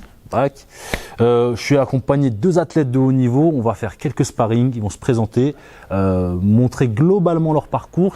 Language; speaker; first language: French; native; French